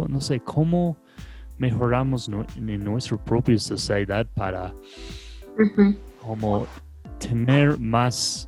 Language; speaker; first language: Spanish; non-native, fluent; English